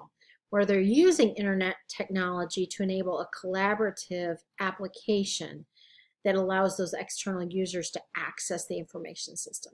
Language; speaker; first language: English; native; English